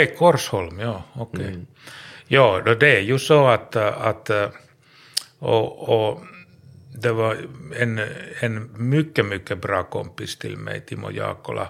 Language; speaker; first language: Swedish; non-native, learner; Finnish